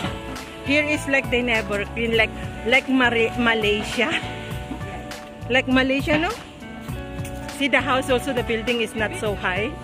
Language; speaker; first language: English; non-native, learner; Filipino